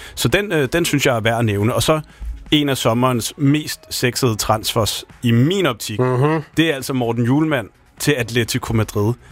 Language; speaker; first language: Danish; native; Danish